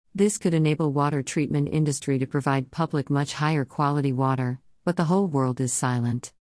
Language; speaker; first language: English; non-native, learner; Chinese